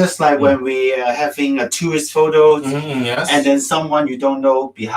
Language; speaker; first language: English; non-native, local second language; Cantonese